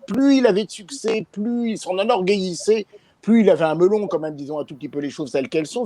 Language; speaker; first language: French; native; French